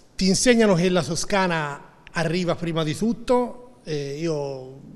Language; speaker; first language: Italian; native; Italian